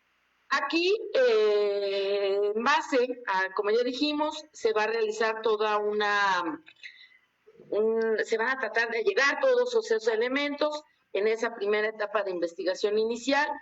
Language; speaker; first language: Spanish; native; Spanish